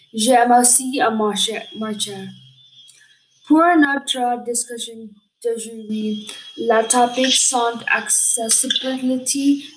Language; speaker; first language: French; non-native, learner; English